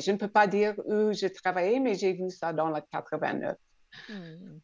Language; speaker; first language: French; non-native, local second language; English